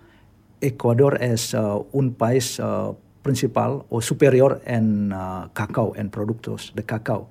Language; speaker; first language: Spanish; non-native, learner; Indonesian